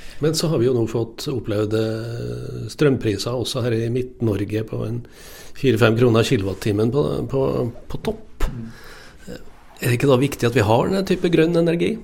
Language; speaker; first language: Norwegian; native; Norwegian